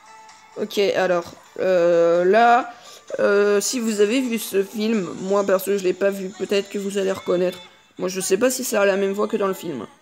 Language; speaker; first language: French; native; French